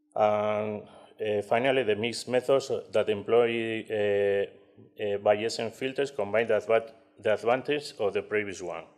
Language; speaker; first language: English; non-native, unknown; Spanish